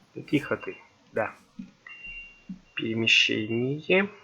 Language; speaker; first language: Russian; native; Russian